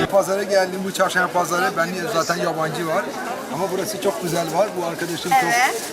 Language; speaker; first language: Turkish; non-native, learner; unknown